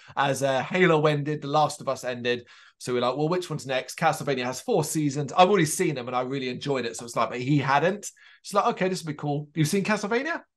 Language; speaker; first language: English; native; English